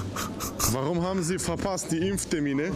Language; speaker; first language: German; early bilingual, other home language; Russian